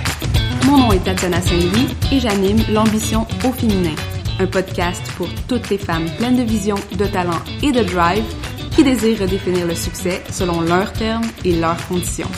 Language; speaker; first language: French; native; French